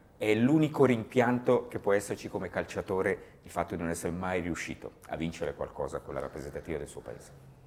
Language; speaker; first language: Italian; native; Italian